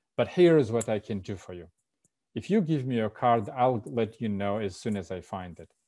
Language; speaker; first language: English; non-native, fluent; Russian